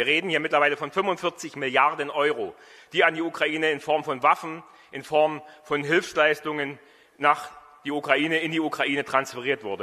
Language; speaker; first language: German; native; German